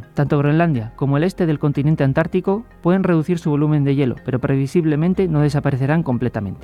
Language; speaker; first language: Spanish; native; Spanish